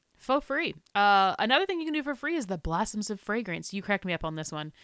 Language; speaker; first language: English; native; English